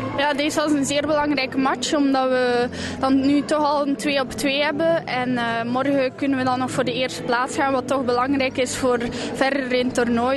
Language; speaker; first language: Dutch; native; Dutch